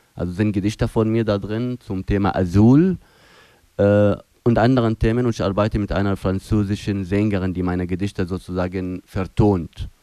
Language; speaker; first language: German; non-native, fluent; Arabic